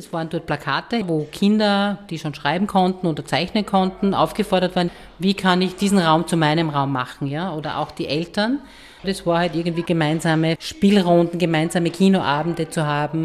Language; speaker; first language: German; native; German